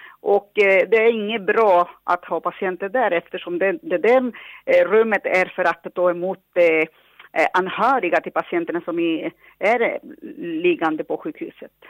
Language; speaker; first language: Swedish; non-native, local second language; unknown